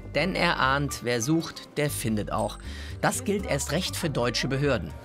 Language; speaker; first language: German; native; German